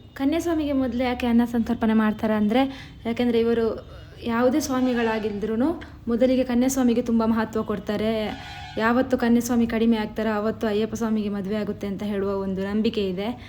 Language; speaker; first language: Kannada; non-native, local second language; Tulu